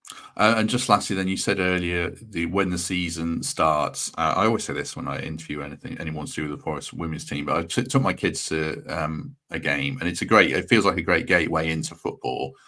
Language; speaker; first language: English; native; English